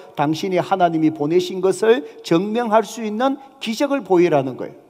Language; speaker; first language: Korean; native; Korean